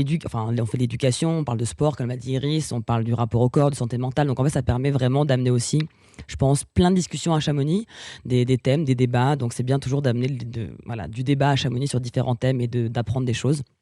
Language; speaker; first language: French; native; French